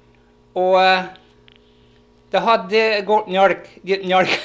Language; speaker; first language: Swedish; early bilingual, heritage; Swedish